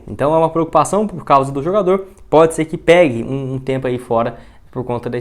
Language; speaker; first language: Portuguese; native; Portuguese